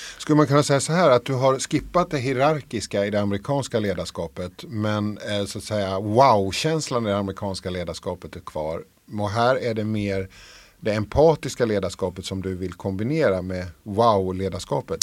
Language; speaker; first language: Swedish; native; Swedish